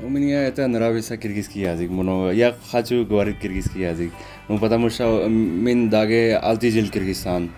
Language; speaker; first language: Russian; non-native, learner; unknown